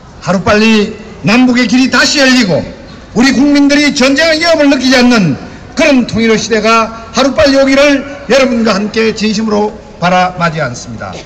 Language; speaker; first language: Korean; native; Korean